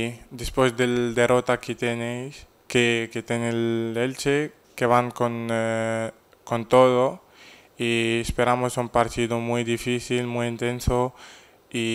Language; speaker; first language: Spanish; non-native, fluent; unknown